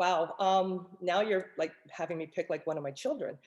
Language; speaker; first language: English; native; English